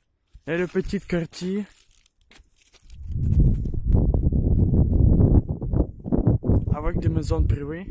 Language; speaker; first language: French; non-native, learner; Ukrainian